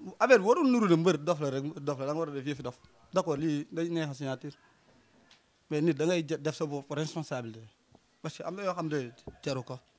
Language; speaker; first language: Wolof; native; Wolof